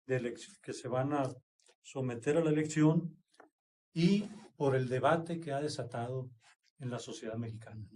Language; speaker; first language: Spanish; native; Spanish